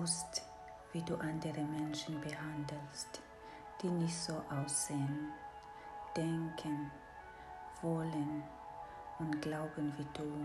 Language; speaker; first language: German; non-native, fluent; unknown